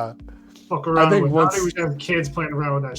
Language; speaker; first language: English; native; English